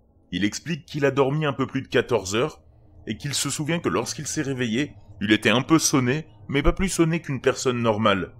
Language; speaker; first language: French; native; French